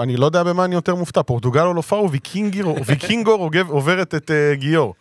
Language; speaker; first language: Hebrew; native; Hebrew